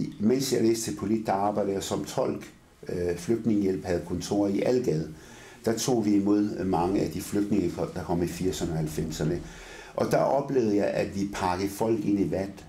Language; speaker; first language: Danish; early bilingual, other home language; Arabic